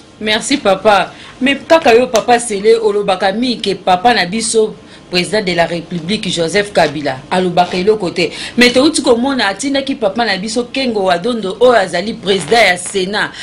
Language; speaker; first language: Lingala; native; Lingala